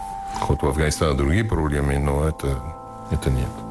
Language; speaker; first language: Russian; non-native, fluent; English